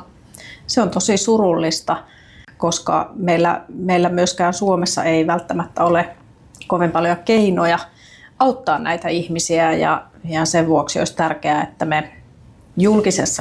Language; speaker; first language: Finnish; native; Finnish